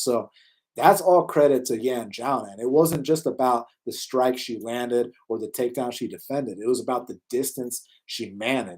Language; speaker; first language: English; native; English